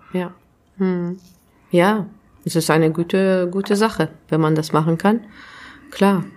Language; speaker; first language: German; non-native, fluent; Arabic